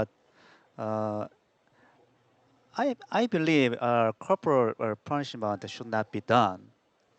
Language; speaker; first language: English; non-native, learner; Korean